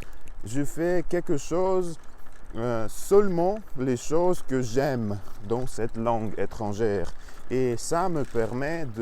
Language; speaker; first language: French; non-native, learner; Russian